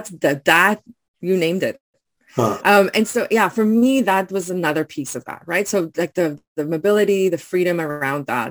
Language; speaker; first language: English; non-native, local second language; Afrikaans